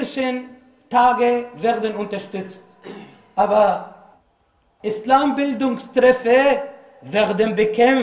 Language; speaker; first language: German; non-native, fluent; Arabic